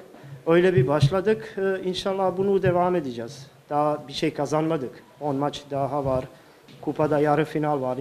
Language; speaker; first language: Turkish; non-native, fluent; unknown